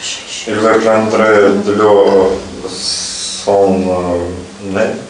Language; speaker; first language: French; non-native, learner; Russian